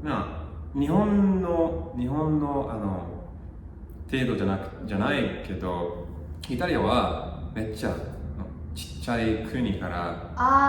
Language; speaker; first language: Japanese; non-native, learner; English